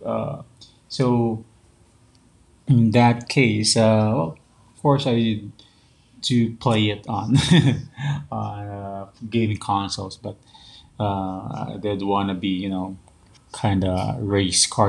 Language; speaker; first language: English; non-native, local second language; Filipino